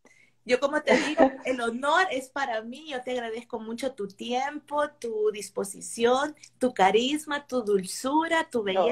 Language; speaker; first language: Spanish; native; Spanish